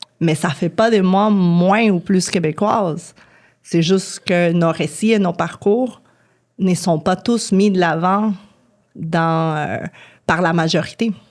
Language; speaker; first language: French; non-native, fluent; Spanish